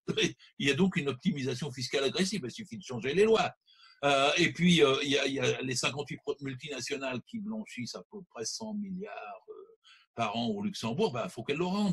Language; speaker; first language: French; native; French